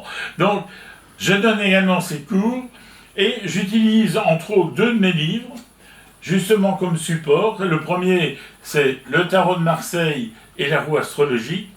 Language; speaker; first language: French; native; French